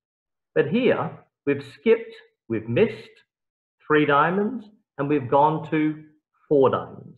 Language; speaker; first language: English; native; English